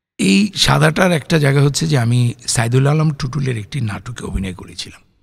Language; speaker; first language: Bangla; native; Bangla